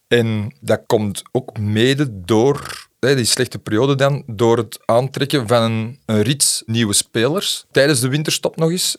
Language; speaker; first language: Dutch; native; Dutch